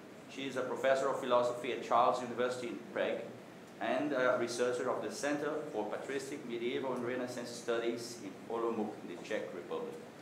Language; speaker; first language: English; non-native, fluent; Portuguese